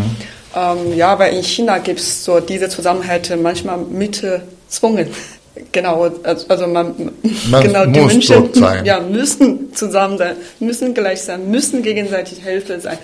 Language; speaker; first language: German; non-native, fluent; Chinese